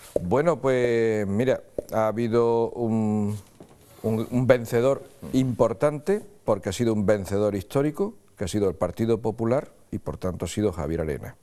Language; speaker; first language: Spanish; native; Spanish